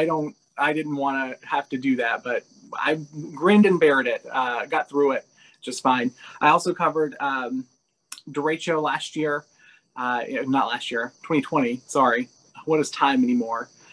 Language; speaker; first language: English; native; English